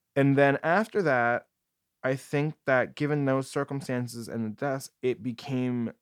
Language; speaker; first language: English; native; English